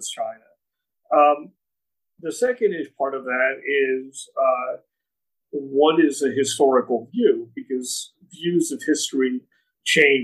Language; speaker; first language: English; native; English